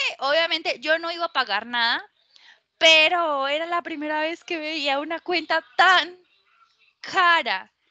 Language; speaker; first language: Spanish; native; Spanish